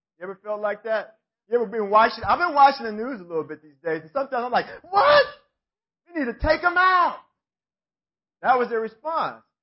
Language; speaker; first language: English; native; English